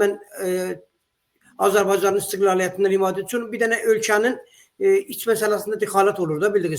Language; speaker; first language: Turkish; non-native, learner; Azerbaijani